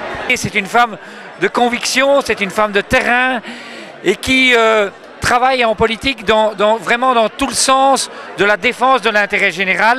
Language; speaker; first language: French; native; French